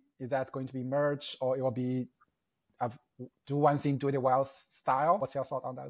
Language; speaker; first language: English; non-native, fluent; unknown